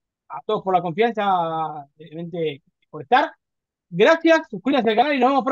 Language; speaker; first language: Spanish; native; Spanish